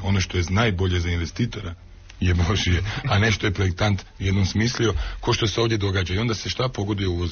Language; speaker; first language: Croatian; native; Croatian